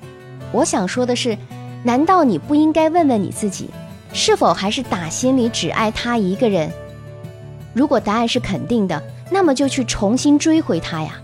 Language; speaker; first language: Chinese; native; Chinese